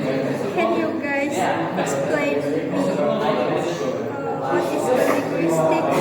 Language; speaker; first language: English; non-native, learner; Indonesian